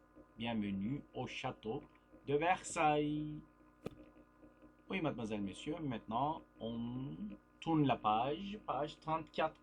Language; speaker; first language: French; non-native, fluent; Turkish